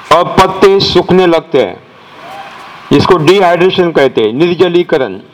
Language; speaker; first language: Hindi; non-native, local second language; Marathi